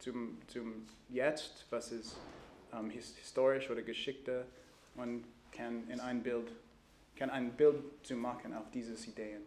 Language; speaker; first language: German; non-native, learner; English